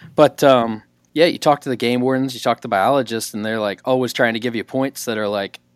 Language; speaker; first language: English; native; English